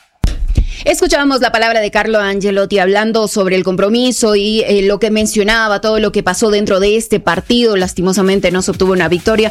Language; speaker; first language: Spanish; native; Spanish